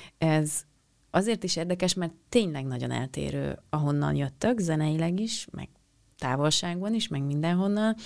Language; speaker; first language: Hungarian; native; Hungarian